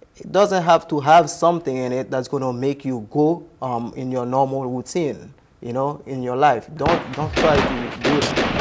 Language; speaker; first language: English; non-native, fluent; Haitian Creole